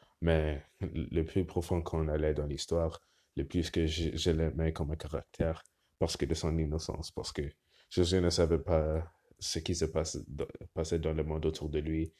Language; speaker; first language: French; non-native, learner; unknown